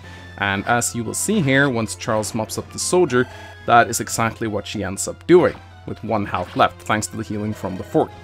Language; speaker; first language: English; native; English